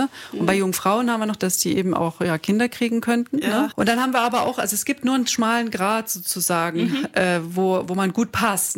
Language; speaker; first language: German; native; German